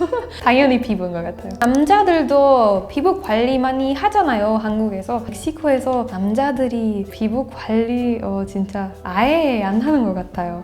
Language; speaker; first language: Korean; non-native, fluent; Spanish